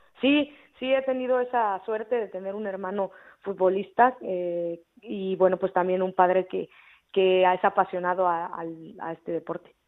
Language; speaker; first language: Spanish; native; Spanish